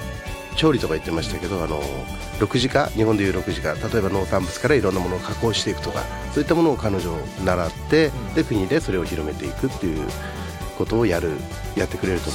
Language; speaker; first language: Japanese; native; Japanese